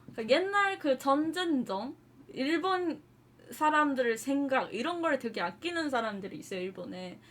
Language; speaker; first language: Korean; non-native, fluent; Japanese